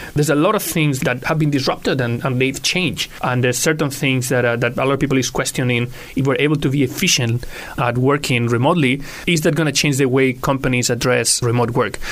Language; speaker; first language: English; non-native, local second language; Cantonese